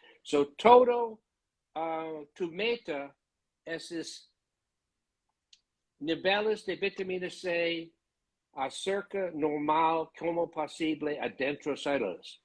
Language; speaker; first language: Spanish; non-native, learner; English